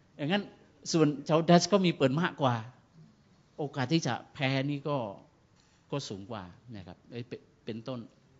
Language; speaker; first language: Thai; non-native, fluent; Indonesian